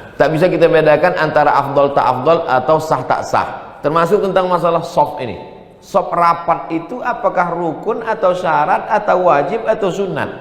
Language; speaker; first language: Indonesian; native; Indonesian